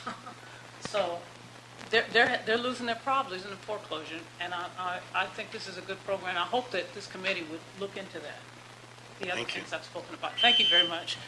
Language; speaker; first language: English; native; English